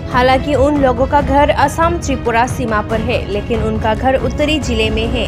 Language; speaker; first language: Hindi; non-native, local second language; Bangla